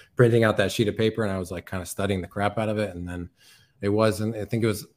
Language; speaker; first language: English; native; English